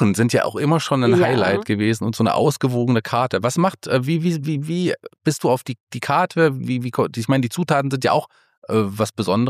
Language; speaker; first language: German; native; German